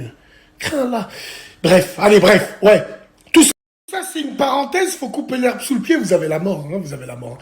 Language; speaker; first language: French; native; French